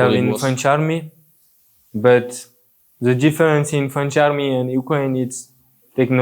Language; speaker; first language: English; non-native, learner; French